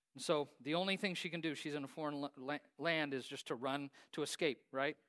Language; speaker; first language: English; native; English